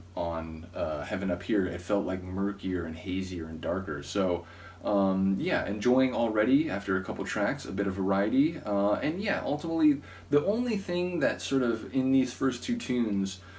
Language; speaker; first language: English; native; English